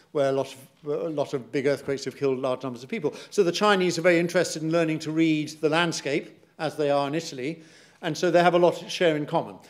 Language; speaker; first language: English; native; English